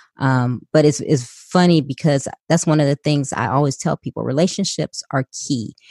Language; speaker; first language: English; native; English